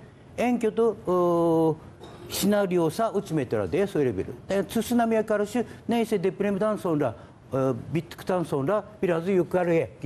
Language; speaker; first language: Turkish; non-native, learner; Japanese